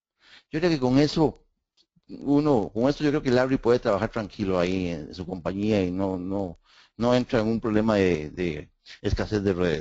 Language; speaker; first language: Spanish; native; Spanish